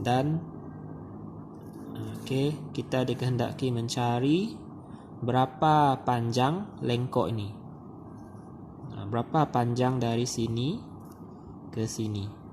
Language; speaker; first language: Malay; native; Malay